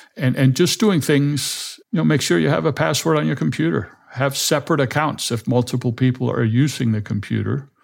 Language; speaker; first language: English; non-native, fluent; Danish